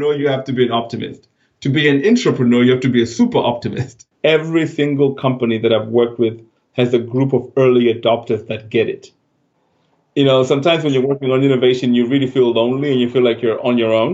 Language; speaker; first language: English; non-native, local second language; Shona